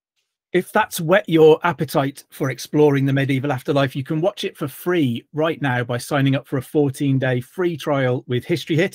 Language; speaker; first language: English; native; English